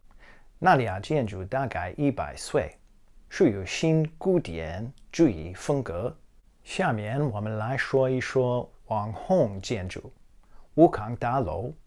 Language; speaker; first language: Chinese; non-native, fluent; English